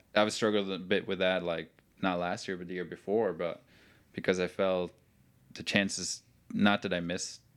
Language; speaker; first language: English; non-native, fluent; Norwegian